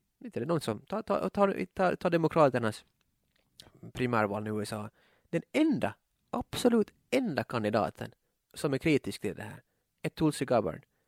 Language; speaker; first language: Swedish; native; Swedish